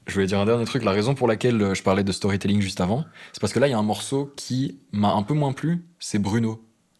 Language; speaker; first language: French; native; French